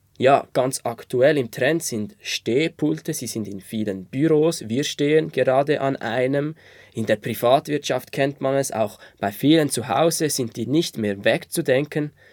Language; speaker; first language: German; native; German